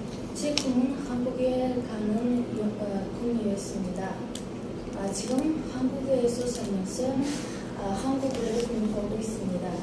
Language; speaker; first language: Korean; non-native, learner; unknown